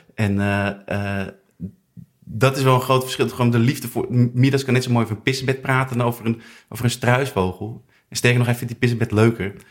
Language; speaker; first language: Dutch; native; Dutch